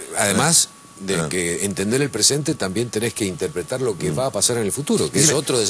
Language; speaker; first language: Spanish; native; Spanish